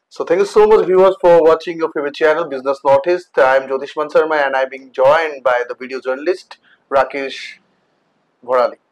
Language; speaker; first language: English; non-native, local second language; Assamese